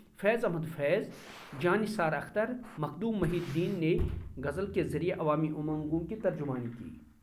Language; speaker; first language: Urdu; non-native, local second language; Kashmiri